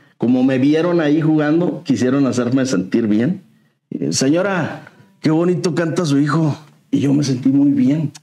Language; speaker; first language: Spanish; native; Spanish